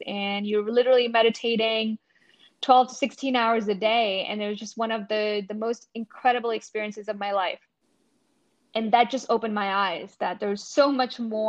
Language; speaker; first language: English; non-native, local second language; Gujarati